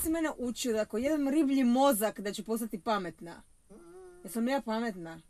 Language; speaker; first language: Serbian; native; Serbian